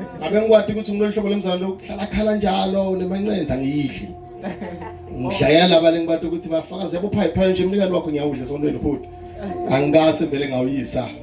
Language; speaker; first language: Zulu; non-native, local second language; Swati